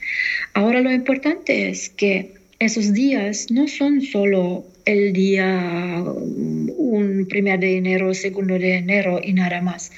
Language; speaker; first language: Spanish; non-native, fluent; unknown